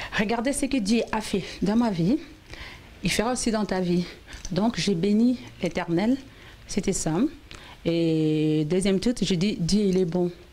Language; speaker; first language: French; non-native, local second language; Lingala